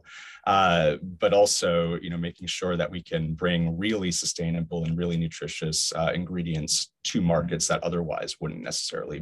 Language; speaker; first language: English; native; English